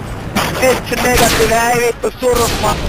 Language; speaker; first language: Finnish; native; Finnish